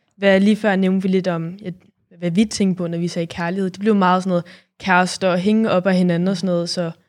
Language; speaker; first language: Danish; native; Danish